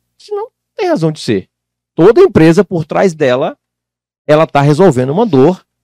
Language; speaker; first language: Portuguese; native; Portuguese